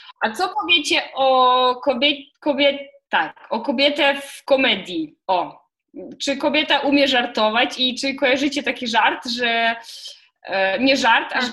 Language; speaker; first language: Polish; non-native, fluent; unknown